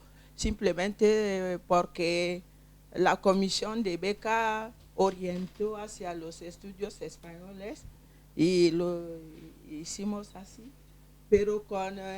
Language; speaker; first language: Spanish; non-native, fluent; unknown